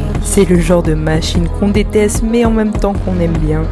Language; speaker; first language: French; native; French